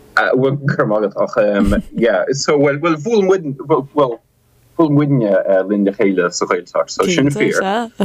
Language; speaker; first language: Irish; non-native, fluent; English